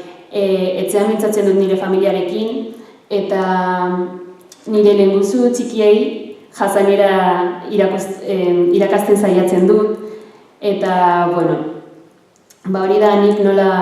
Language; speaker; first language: Basque; early bilingual, other home language; Arabic